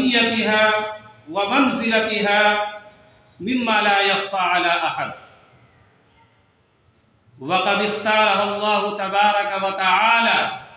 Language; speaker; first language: Arabic; non-native, fluent; Urdu